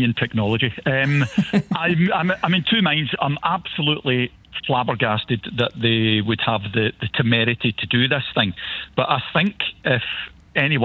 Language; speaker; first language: English; native; English